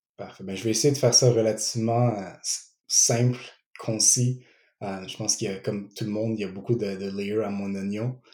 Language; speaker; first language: French; early bilingual, other home language; Ewe